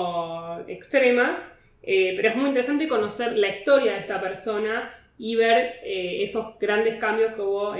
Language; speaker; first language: Spanish; native; Spanish